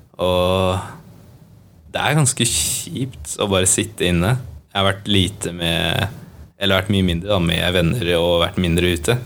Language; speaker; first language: Norwegian; native; Norwegian